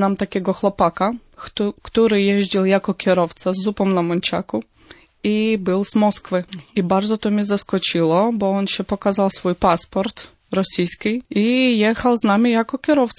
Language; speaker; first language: Polish; non-native, fluent; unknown